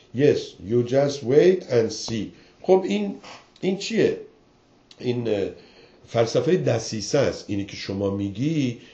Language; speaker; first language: Persian; native; Persian